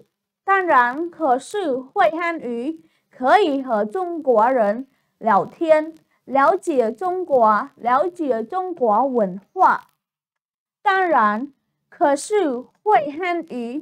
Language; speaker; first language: Chinese; non-native, fluent; Khmer